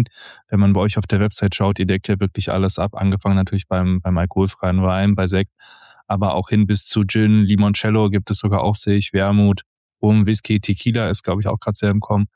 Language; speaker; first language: German; native; German